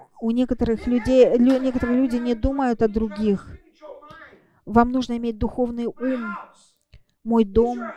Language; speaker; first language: Russian; non-native, fluent; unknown